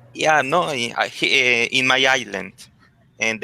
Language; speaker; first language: English; non-native, learner; Spanish